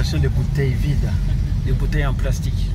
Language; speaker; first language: French; non-native, local second language; Lingala